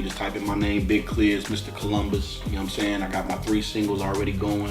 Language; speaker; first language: English; native; English